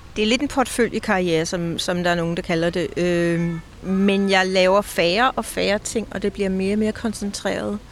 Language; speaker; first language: Danish; native; Danish